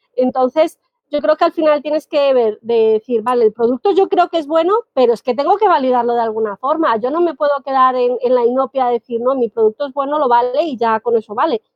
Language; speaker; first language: Spanish; native; Spanish